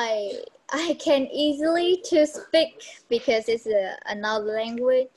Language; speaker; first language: English; non-native, learner; Vietnamese